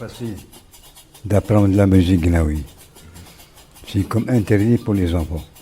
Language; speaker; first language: French; non-native, local second language; Arabic